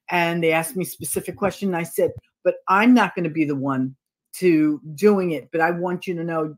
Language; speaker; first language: English; native; English